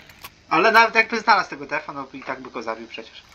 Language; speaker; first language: Polish; native; Polish